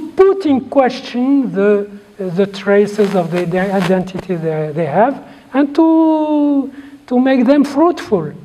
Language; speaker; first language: English; non-native, fluent; Arabic